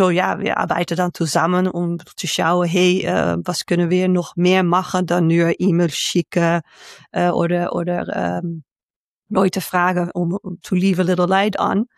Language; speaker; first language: German; non-native, fluent; Dutch